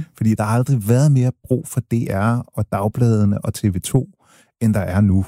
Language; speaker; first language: Danish; early bilingual, other home language; English